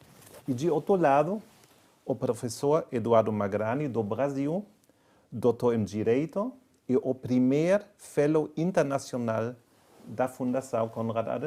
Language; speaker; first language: Portuguese; non-native, fluent; German